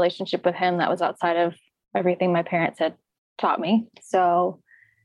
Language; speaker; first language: English; native; English